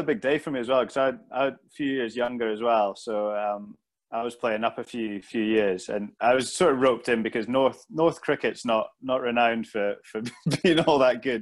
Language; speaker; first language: English; native; English